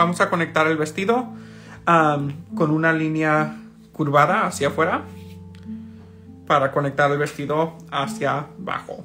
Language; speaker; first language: Spanish; early bilingual, heritage; Spanish